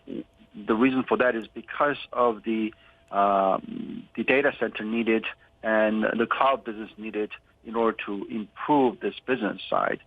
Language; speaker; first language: English; non-native, fluent; Korean